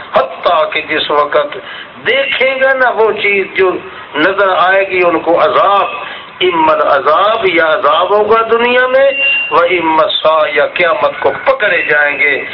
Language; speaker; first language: Urdu; non-native, local second language; Saraiki